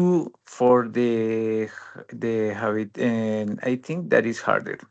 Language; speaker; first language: English; non-native, learner; Spanish